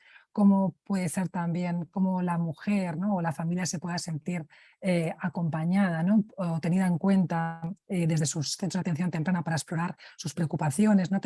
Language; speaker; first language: Spanish; native; Spanish